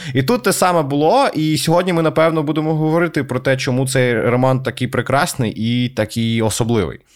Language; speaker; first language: Ukrainian; non-native, local second language; Russian